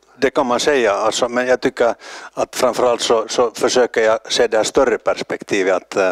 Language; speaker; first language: Swedish; native; Swedish